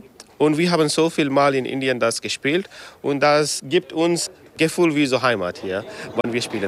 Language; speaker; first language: German; non-native, learner; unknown